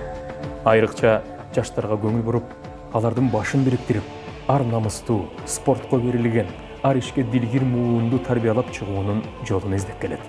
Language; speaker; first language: Kyrgyz; native; Kyrgyz